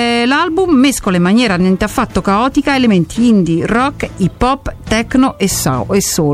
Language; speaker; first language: Italian; native; Italian